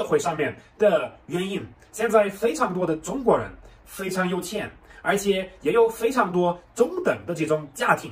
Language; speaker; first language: Chinese; non-native, fluent; German